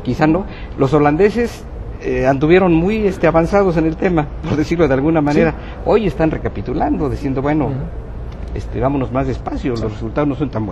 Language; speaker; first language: Spanish; native; Spanish